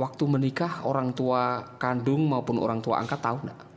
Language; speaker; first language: Indonesian; native; Indonesian